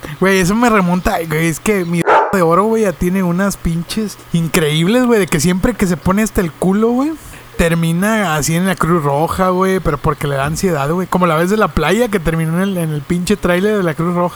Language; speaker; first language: Spanish; native; Spanish